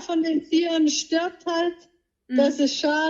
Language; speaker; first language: German; native; German